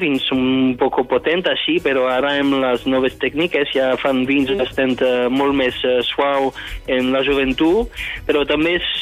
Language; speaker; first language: Catalan; non-native, fluent; French